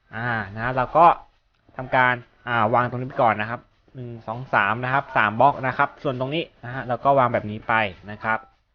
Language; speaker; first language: Thai; native; Thai